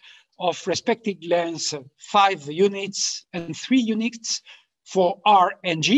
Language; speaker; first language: English; non-native, fluent; French